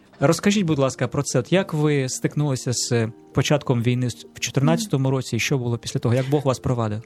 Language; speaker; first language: Ukrainian; native; Ukrainian